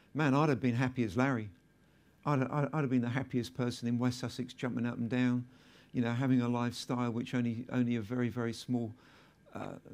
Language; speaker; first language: English; native; English